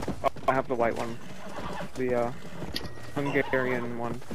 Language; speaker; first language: English; native; English